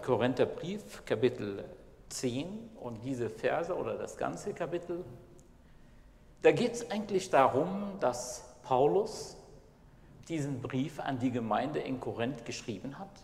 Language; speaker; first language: German; non-native, fluent; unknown